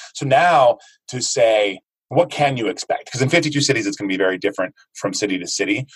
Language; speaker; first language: English; native; English